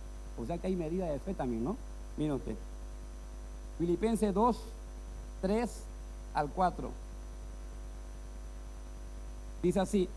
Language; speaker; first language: Spanish; native; Spanish